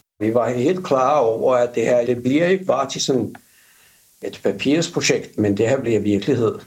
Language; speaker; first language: Danish; non-native, fluent; Finnish